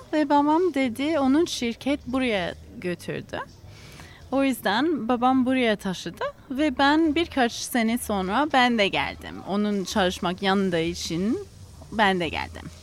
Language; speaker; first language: Turkish; non-native, learner; English